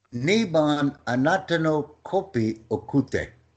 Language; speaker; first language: Japanese; non-native, learner; English